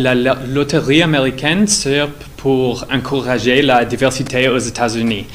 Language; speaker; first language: French; non-native, fluent; English